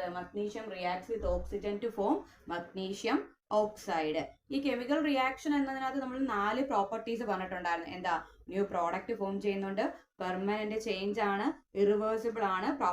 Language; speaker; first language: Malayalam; native; Malayalam